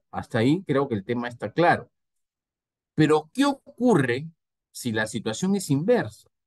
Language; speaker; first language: Spanish; native; Spanish